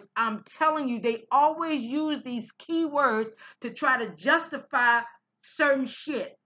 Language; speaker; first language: English; native; English